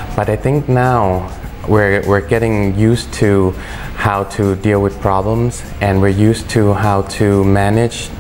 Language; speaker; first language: English; early bilingual, other home language; Thai